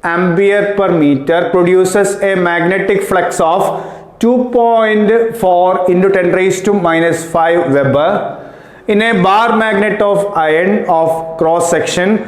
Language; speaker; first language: English; non-native, local second language; Malayalam